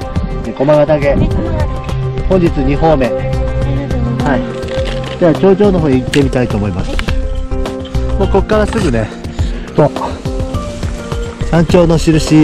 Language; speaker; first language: Japanese; native; Japanese